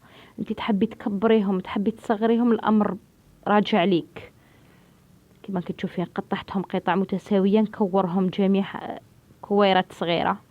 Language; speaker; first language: Arabic; native; Arabic